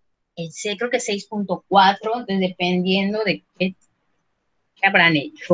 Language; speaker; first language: Spanish; native; Spanish